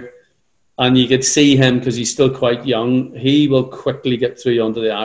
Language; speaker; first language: English; native; English